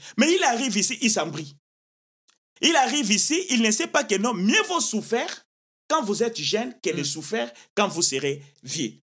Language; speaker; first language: French; non-native, local second language; Lingala